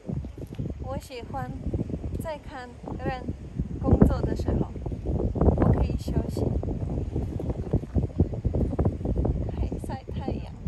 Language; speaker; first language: Chinese; non-native, learner; Russian